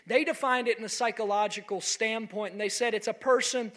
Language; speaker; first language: English; native; English